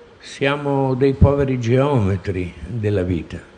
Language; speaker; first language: Italian; native; Italian